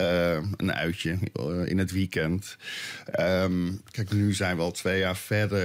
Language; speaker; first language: Dutch; native; Dutch